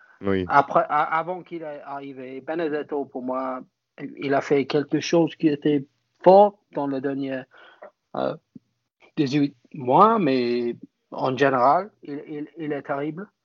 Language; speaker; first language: French; non-native, fluent; English